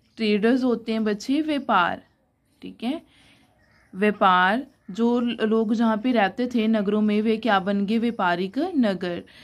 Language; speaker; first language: Hindi; non-native, local second language; Punjabi